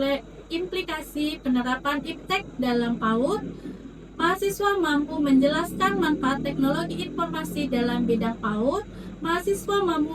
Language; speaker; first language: Indonesian; native; Indonesian